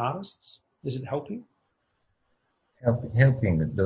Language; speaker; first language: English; non-native, learner; Japanese